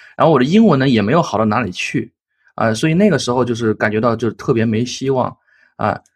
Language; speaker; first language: Chinese; native; Chinese